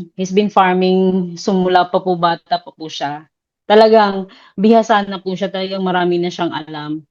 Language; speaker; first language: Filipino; non-native, local second language; Cebuano